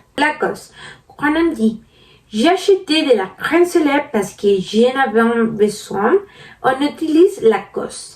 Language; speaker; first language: French; non-native, learner; Spanish